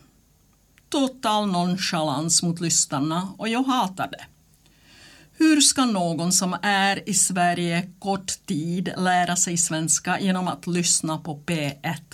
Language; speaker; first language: Swedish; non-native, fluent; Czech